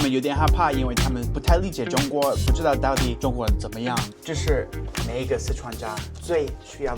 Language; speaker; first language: Chinese; non-native, fluent; English